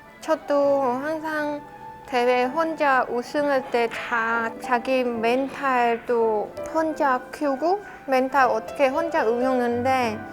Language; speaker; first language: Korean; non-native, learner; Khmer